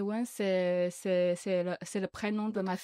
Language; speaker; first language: French; non-native, learner; Chinese